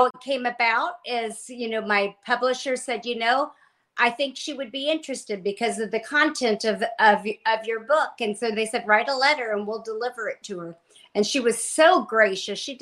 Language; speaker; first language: English; native; English